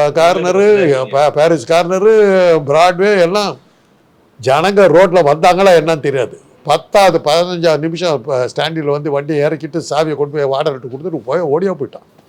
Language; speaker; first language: Tamil; non-native, local second language; Telugu